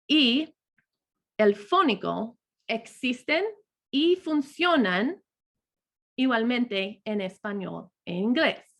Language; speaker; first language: Spanish; non-native, fluent; English